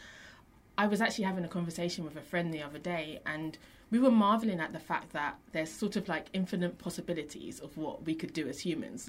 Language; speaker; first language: English; native; English